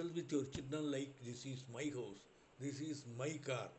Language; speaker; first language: English; non-native, local second language; Tamil